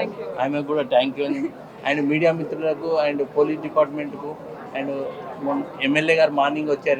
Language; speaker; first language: Telugu; native; Telugu